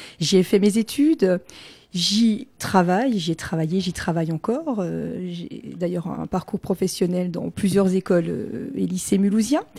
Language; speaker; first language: French; non-native, local second language; Swiss German